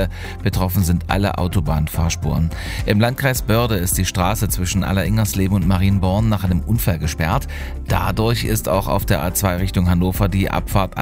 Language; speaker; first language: German; native; German